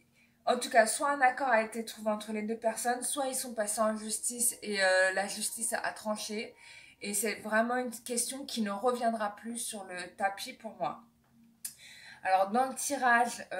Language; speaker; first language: French; native; French